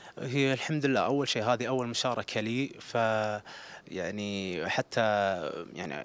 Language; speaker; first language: Arabic; native; Arabic